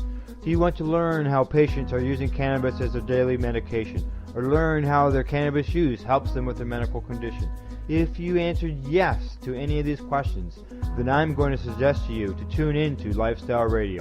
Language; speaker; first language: English; native; English